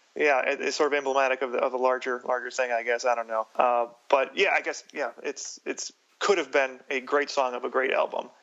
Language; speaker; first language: English; native; English